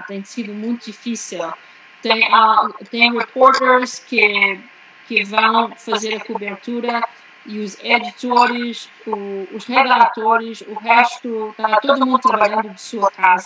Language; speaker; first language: Portuguese; early bilingual, heritage; Portuguese